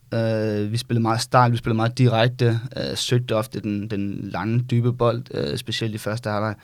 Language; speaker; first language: Danish; native; Danish